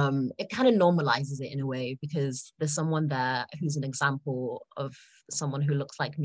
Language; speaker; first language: English; native; English